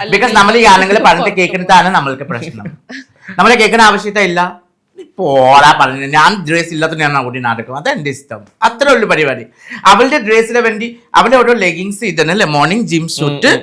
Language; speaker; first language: Malayalam; non-native, fluent; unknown